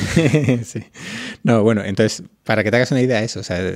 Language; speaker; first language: Spanish; native; Spanish